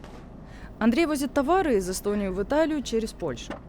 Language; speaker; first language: Russian; native; Russian